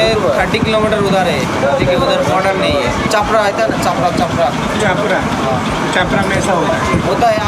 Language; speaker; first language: Hindi; non-native, local second language; Bangla